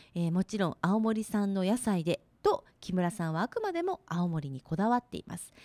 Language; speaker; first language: Japanese; native; Japanese